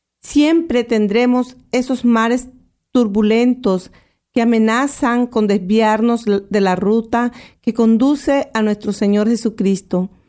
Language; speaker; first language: Spanish; native; Spanish